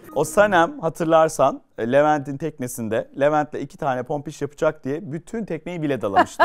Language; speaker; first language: Turkish; native; Turkish